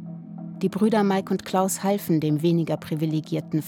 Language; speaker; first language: German; native; German